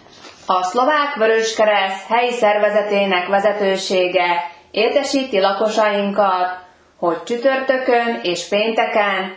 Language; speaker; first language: Hungarian; native; Hungarian